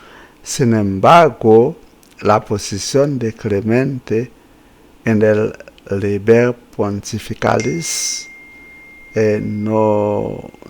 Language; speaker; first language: Spanish; non-native, fluent; Haitian Creole